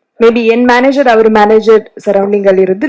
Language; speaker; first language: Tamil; non-native, learner; Kannada